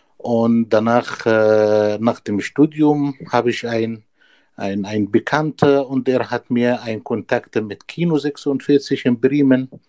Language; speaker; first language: German; non-native, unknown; Arabic